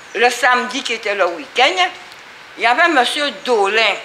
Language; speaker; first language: French; native; French